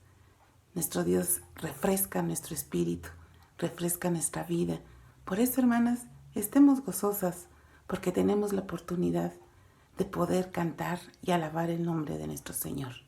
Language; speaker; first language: Spanish; native; Spanish